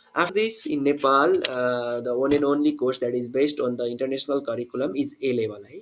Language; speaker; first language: English; non-native, local second language; Nepali